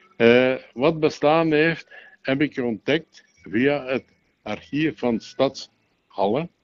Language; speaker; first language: Dutch; native; Dutch